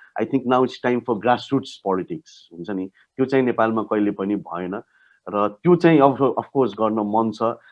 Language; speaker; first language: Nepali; non-native, local second language; Maithili